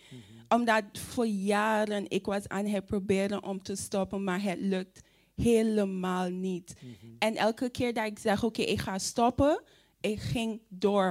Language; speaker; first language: Dutch; non-native, fluent; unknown